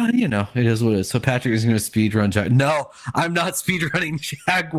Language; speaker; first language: English; native; English